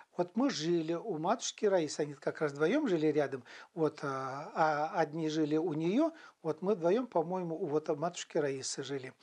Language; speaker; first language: Russian; non-native, local second language; Chuvash